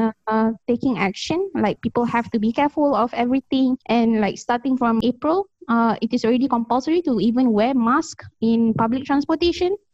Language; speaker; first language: English; native; English